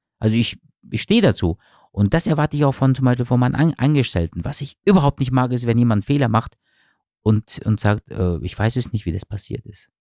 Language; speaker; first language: German; early bilingual, other home language; Turkish